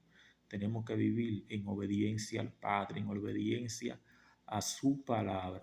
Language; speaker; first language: Spanish; native; Spanish